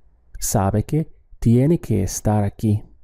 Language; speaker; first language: Spanish; non-native, fluent; English